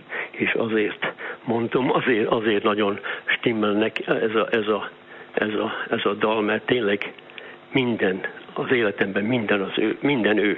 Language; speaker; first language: Hungarian; early bilingual, heritage; Hungarian